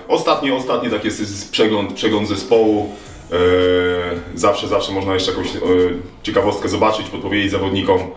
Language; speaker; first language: Polish; native; Polish